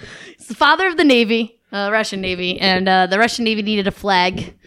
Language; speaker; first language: English; native; English